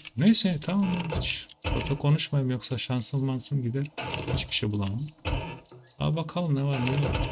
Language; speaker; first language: Turkish; early bilingual, heritage; Turkish